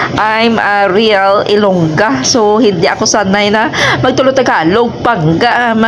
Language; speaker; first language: Filipino; non-native, local second language; Hiligaynon